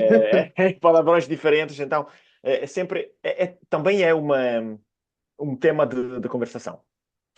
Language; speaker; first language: Portuguese; non-native, fluent; Italian